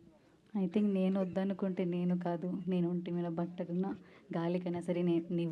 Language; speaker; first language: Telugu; non-native, learner; Malayalam